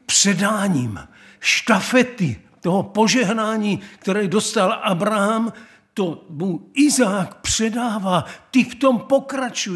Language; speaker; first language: Czech; native; Czech